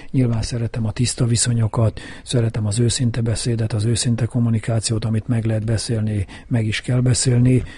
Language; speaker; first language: Hungarian; native; Hungarian